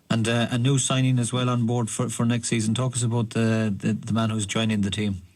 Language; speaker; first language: English; native; English